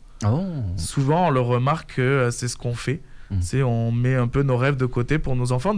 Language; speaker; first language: French; native; French